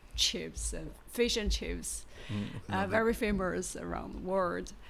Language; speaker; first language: English; non-native, learner; Chinese